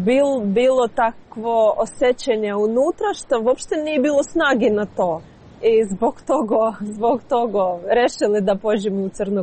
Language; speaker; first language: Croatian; non-native, learner; Ukrainian